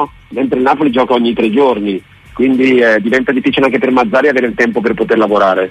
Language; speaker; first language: Italian; native; Italian